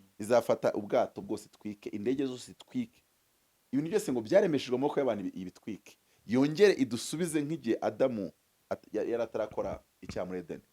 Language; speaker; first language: Kinyarwanda; early bilingual, heritage; Kinyarwanda